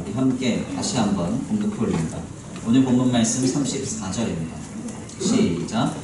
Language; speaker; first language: Korean; native; Korean